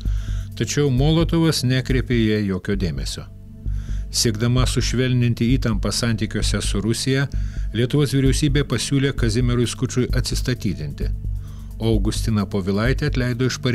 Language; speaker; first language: Lithuanian; native; Lithuanian